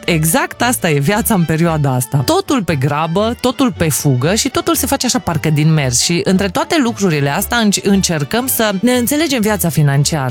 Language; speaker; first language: Romanian; native; Romanian